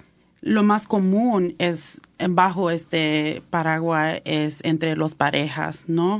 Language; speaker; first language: Spanish; early bilingual, heritage; Spanish